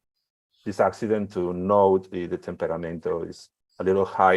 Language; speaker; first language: English; non-native, learner; Spanish